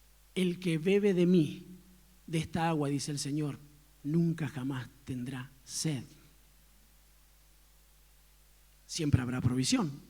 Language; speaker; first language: Spanish; native; Spanish